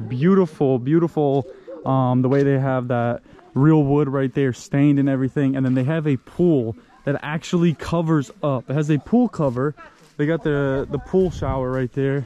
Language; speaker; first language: English; native; English